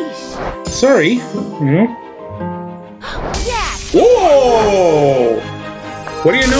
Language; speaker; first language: English; native; English